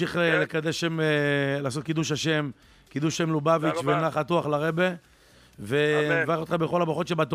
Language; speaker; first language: Hebrew; native; Hebrew